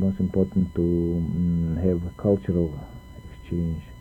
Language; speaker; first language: English; non-native, learner; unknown